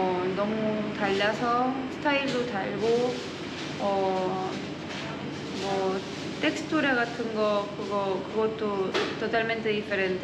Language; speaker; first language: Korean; early bilingual, heritage; Korean